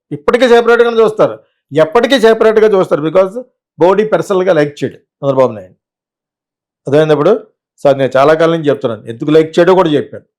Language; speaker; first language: Telugu; native; Telugu